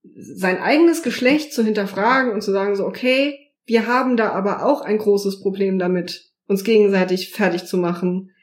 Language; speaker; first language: German; native; German